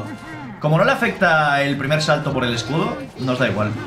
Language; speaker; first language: Spanish; native; Spanish